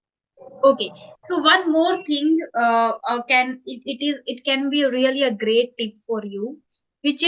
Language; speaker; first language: English; non-native, local second language; Hindi